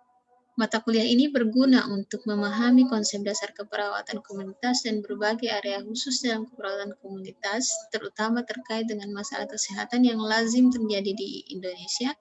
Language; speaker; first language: Indonesian; native; Indonesian